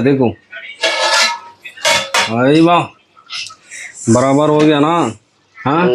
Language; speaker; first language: Hindi; non-native, local second language; Tamil